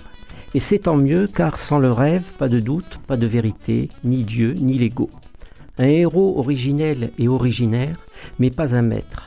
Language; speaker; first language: French; native; French